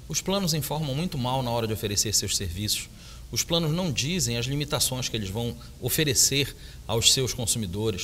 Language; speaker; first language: Portuguese; native; Portuguese